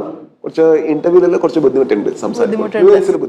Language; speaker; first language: Malayalam; non-native, learner; Kannada